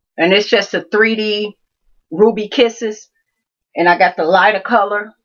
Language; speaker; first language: English; native; English